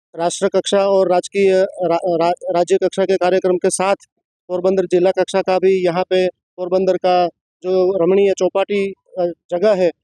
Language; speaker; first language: Hindi; non-native, local second language; Gujarati